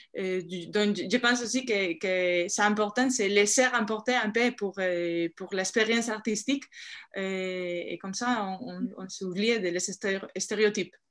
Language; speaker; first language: French; non-native, fluent; Spanish